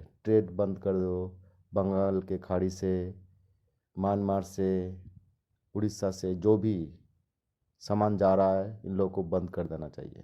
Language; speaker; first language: Hindi; non-native, local second language; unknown